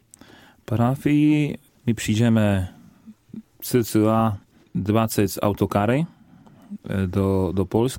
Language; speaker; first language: Polish; non-native, learner; Slovak